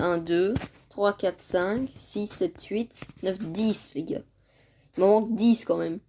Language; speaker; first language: French; native; French